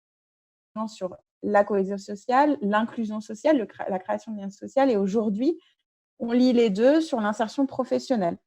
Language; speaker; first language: French; native; French